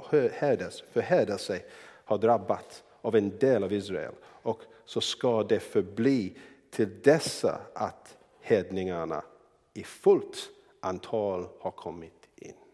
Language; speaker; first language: Swedish; non-native, fluent; English